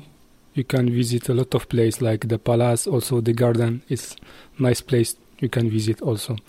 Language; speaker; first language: English; non-native, learner; Arabic